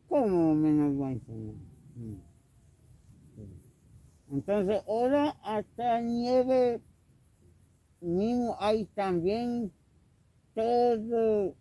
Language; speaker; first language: Spanish; non-native, local second language; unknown